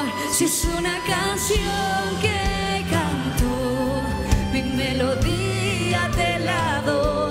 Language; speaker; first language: Spanish; native; Spanish